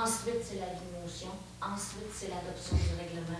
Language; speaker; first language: French; native; French